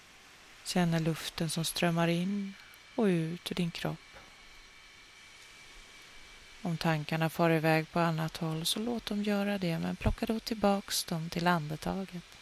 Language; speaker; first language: Swedish; native; Swedish